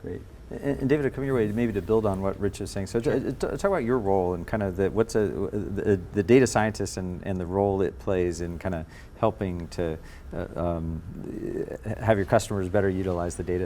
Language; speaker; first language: English; native; English